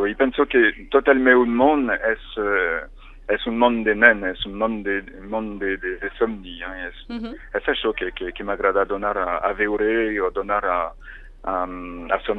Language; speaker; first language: Catalan; non-native, fluent; French